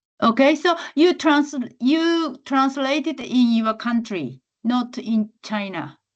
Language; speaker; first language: English; non-native, learner; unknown